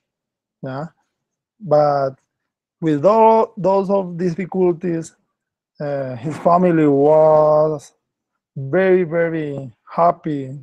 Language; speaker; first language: English; non-native, learner; Spanish